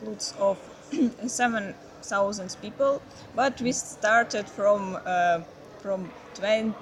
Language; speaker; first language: English; non-native, learner; Ukrainian